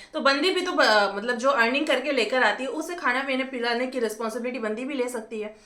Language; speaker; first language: Hindi; non-native, local second language; Bangla